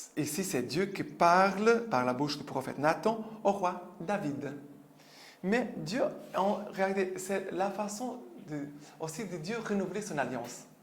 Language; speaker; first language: French; non-native, fluent; Portuguese